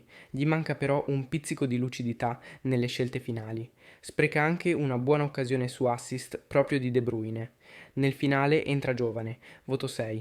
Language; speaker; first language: Italian; native; Italian